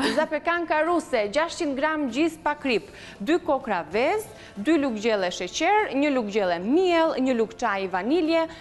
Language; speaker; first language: Albanian; native; Albanian